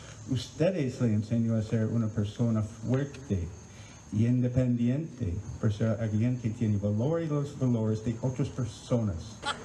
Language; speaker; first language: Spanish; non-native, learner; English